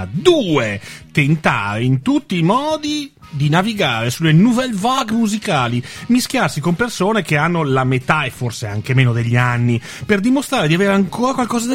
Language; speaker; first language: Italian; native; Italian